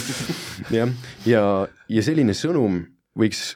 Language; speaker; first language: Estonian; non-native, fluent; Italian